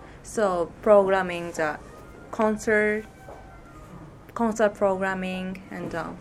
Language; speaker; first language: English; non-native, fluent; Japanese